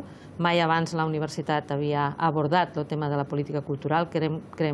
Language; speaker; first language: Catalan; native; Catalan